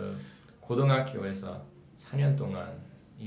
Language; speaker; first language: Korean; early bilingual, heritage; English